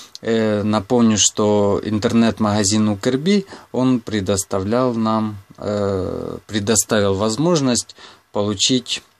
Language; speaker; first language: Russian; non-native, local second language; Ukrainian